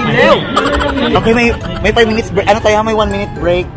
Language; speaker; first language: Thai; non-native, learner; Filipino